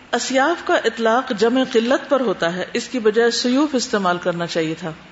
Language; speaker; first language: Urdu; native; Urdu